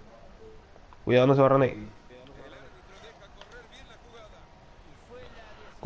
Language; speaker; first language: Spanish; native; Spanish